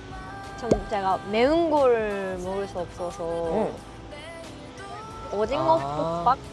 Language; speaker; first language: Korean; non-native, fluent; Japanese